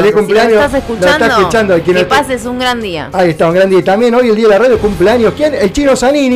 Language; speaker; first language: Spanish; native; Spanish